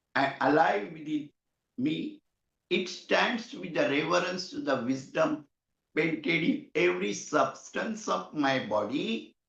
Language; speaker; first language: English; non-native, local second language; Marathi